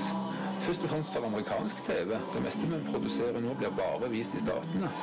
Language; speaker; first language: Norwegian; native; Norwegian